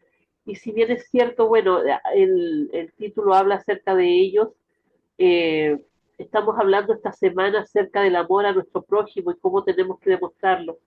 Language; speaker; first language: Spanish; native; Spanish